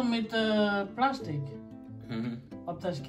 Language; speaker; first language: German; non-native, learner; Indonesian